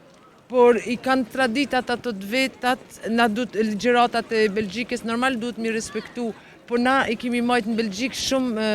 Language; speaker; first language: Albanian; early bilingual, heritage; Albanian